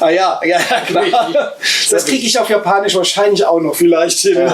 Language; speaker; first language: German; native; German